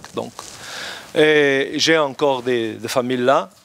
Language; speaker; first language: French; non-native, fluent; Portuguese